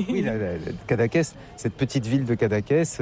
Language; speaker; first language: French; native; French